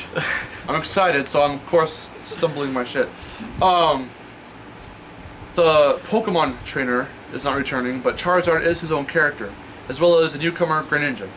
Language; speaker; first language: English; native; English